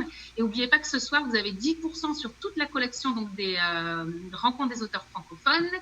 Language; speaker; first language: French; native; French